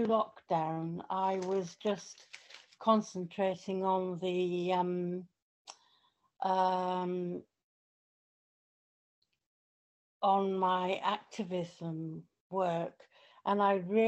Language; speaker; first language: English; native; English